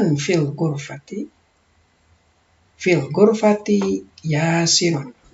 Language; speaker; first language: Arabic; non-native, fluent; Indonesian